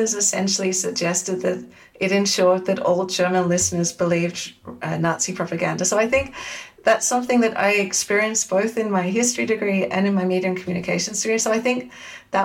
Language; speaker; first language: English; native; English